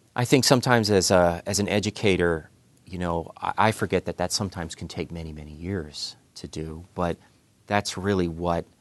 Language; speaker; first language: English; native; English